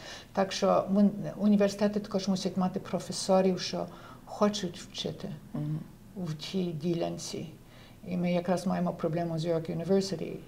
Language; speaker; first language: Ukrainian; early bilingual, heritage; Ukrainian